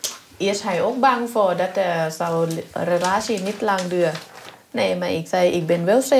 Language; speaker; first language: Dutch; non-native, learner; Thai